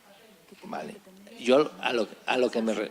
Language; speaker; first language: Spanish; native; Spanish